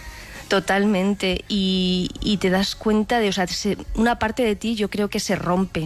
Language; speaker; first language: Spanish; native; Spanish